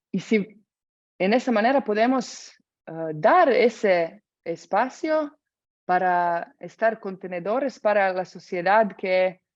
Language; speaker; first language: Spanish; non-native, fluent; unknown